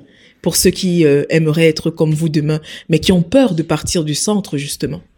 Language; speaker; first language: French; native; French